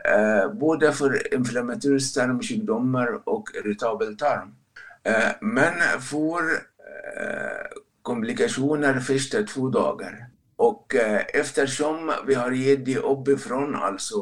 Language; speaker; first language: Swedish; non-native, fluent; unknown